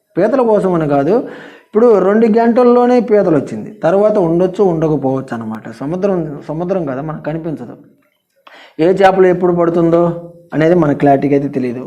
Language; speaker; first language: Telugu; non-native, local second language; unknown